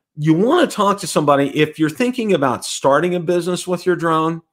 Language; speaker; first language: English; native; English